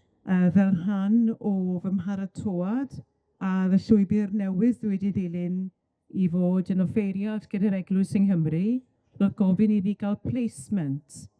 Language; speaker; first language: Welsh; native; Welsh